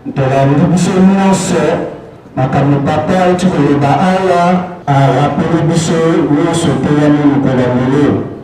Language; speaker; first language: Lingala; non-native, local second language; Kongo